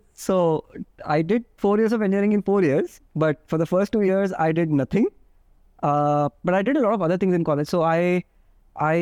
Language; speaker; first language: English; non-native, local second language; Hindi